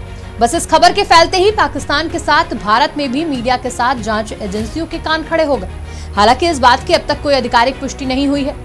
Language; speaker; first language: Hindi; native; Hindi